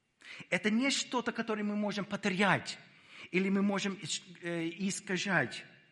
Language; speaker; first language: Russian; non-native, fluent; English